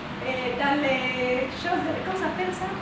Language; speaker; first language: French; non-native, fluent; Spanish